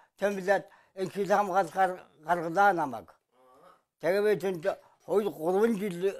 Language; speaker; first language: Mongolian; native; Mongolian